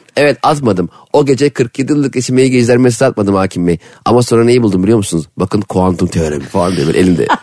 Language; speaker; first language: Turkish; native; Turkish